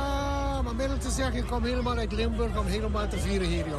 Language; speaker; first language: Dutch; non-native, local second language; Papiamento